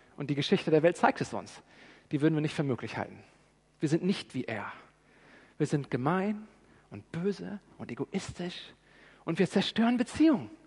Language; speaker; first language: German; native; German